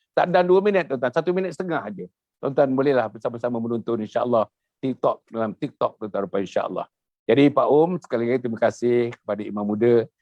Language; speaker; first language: Malay; native; Malay